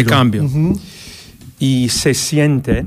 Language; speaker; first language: Spanish; non-native, fluent; English